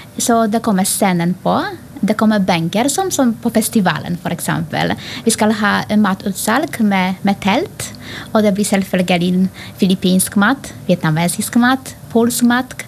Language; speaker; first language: Norwegian; non-native, fluent; Filipino